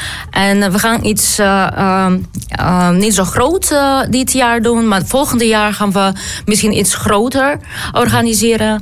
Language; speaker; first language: Dutch; non-native, learner; Ukrainian